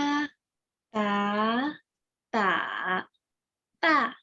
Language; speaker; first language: Chinese; non-native, learner; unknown